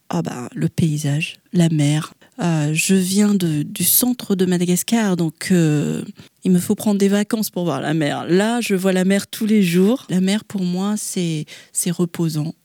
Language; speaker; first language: French; non-native, local second language; Malagasy